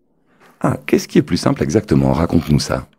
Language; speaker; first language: French; native; French